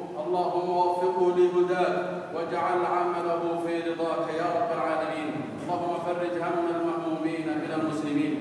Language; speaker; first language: Arabic; non-native, local second language; Somali